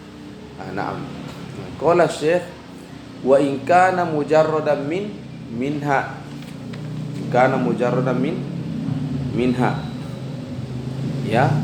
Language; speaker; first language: Arabic; non-native, fluent; Indonesian